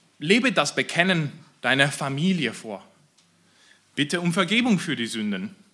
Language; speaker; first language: German; non-native, fluent; Spanish